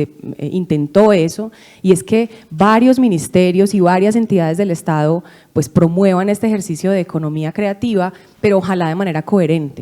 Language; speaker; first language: Spanish; native; Spanish